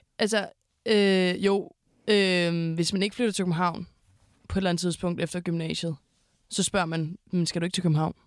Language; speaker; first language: Danish; native; Danish